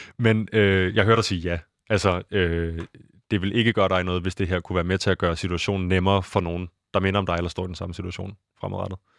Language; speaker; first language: Danish; native; Danish